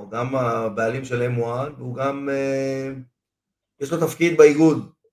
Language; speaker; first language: Hebrew; non-native, fluent; Spanish